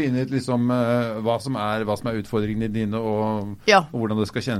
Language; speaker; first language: Norwegian; native; Norwegian